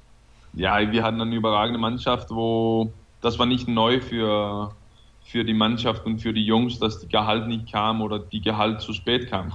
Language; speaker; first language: German; non-native, fluent; Danish